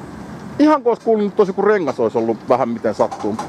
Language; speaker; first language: Finnish; native; Finnish